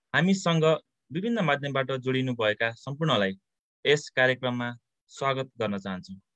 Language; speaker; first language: Nepali; native; Nepali